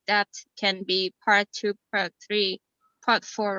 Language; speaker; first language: English; non-native, fluent; Indonesian